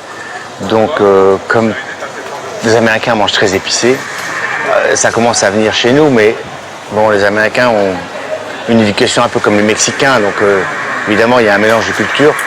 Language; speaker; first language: French; native; French